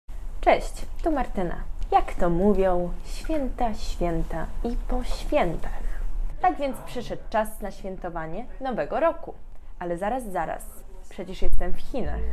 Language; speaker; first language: Polish; native; Polish